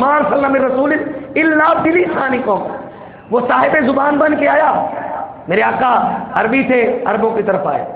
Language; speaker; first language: Urdu; non-native, local second language; Punjabi